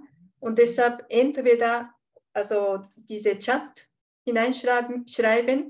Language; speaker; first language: German; non-native, fluent; Japanese